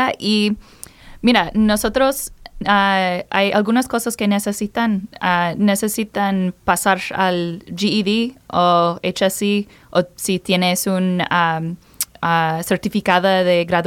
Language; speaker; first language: Spanish; non-native, learner; English